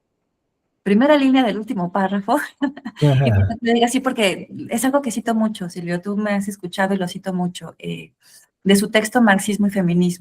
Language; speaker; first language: Spanish; native; Spanish